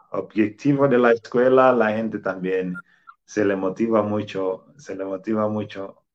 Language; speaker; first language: Spanish; non-native, fluent; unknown